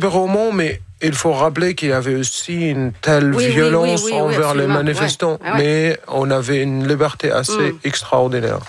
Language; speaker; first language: French; non-native, fluent; Arabic